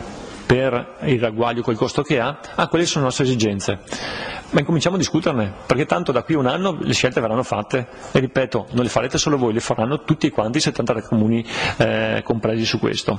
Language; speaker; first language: Italian; native; Italian